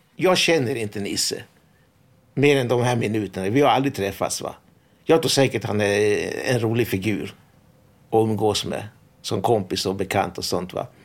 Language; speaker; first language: Swedish; early bilingual, other home language; Hungarian